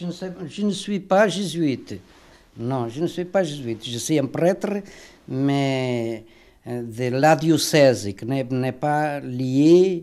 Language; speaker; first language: French; non-native, fluent; Portuguese